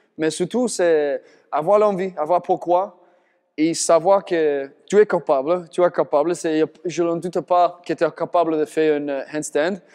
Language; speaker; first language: French; non-native, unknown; English